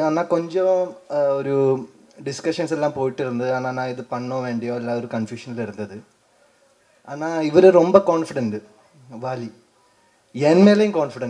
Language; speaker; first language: Tamil; non-native, learner; Malayalam